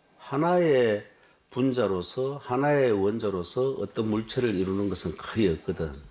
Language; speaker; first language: Korean; native; Korean